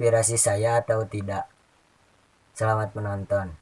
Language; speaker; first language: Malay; non-native, local second language; Sundanese